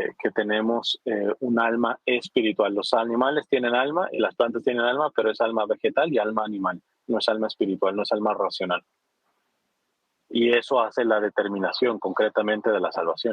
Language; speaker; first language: Spanish; native; Spanish